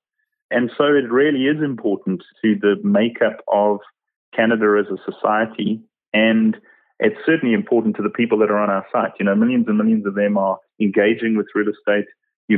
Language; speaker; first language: English; native; English